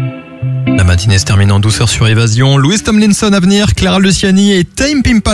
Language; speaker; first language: French; native; French